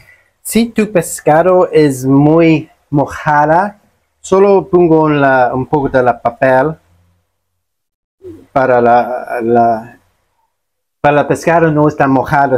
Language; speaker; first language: Spanish; non-native, learner; English